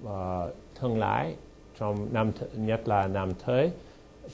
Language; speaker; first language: Vietnamese; non-native, fluent; English